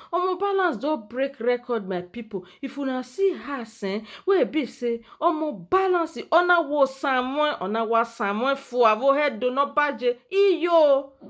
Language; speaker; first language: Nigerian Pidgin; native; Nigerian Pidgin